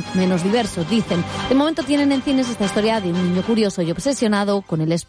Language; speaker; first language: Spanish; native; Spanish